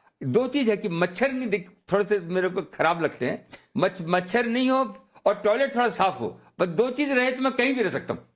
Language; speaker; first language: Hindi; native; Hindi